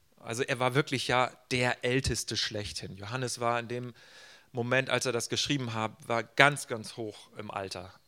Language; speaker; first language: German; native; German